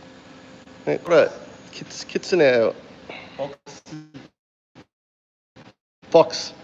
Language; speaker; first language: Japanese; non-native, learner; English